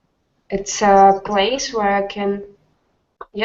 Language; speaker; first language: English; non-native, learner; Russian